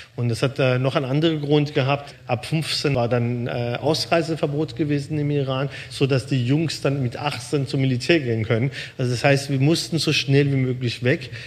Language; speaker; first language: German; early bilingual, other home language; Persian